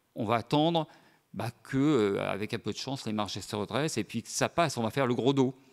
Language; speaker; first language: French; native; French